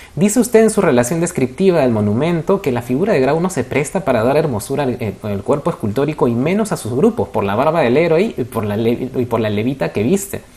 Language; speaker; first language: Spanish; native; Spanish